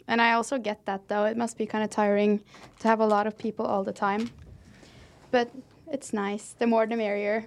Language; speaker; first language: English; non-native, fluent; Norwegian